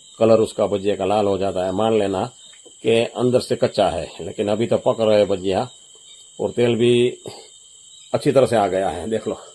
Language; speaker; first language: Hindi; non-native, local second language; Gujarati